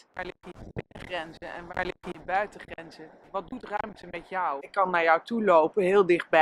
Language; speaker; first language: Dutch; native; Dutch